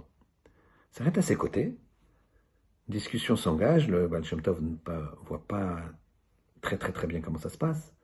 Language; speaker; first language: French; native; French